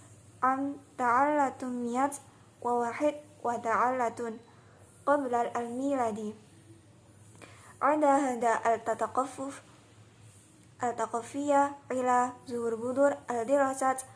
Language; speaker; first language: Arabic; non-native, learner; Indonesian